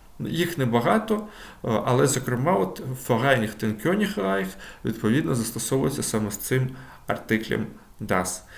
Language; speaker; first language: Ukrainian; native; Ukrainian